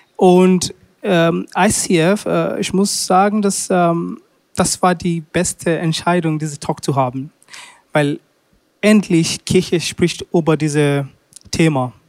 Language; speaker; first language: German; non-native, learner; Swahili